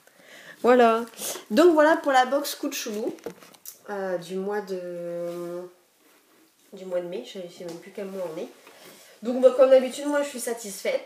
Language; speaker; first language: French; native; French